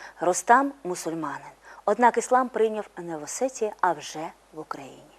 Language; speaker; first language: Ukrainian; native; Ukrainian